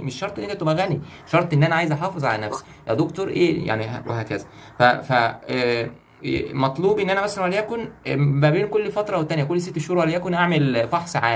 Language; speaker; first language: Arabic; native; Arabic